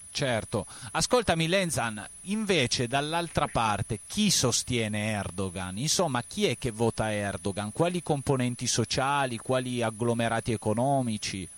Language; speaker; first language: Italian; native; Italian